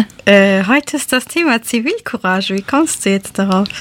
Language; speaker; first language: German; early bilingual, other home language; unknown